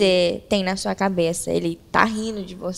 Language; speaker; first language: Portuguese; early bilingual, heritage; Portuguese